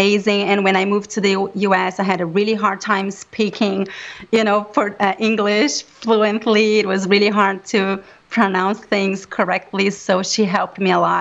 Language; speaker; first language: English; non-native, fluent; Portuguese